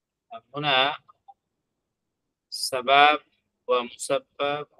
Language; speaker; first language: Arabic; non-native, fluent; Bangla